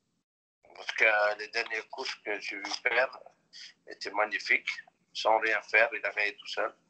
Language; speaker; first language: French; non-native, local second language; Dutch